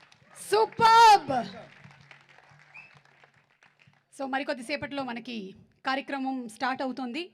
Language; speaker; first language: Telugu; native; Telugu